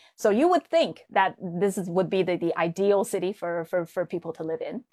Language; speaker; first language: English; non-native, fluent; Chinese